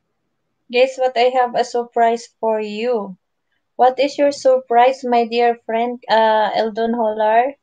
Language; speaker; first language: English; non-native, learner; Filipino